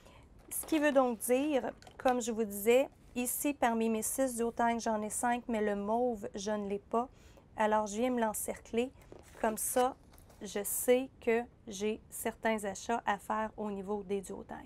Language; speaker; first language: French; native; French